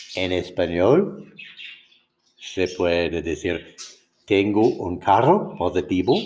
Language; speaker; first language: Spanish; non-native, fluent; English